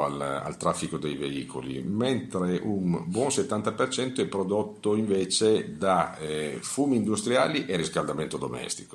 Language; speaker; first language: Italian; native; Italian